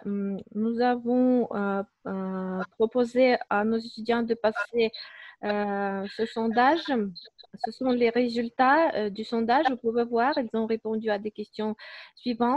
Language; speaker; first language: French; non-native, fluent; Russian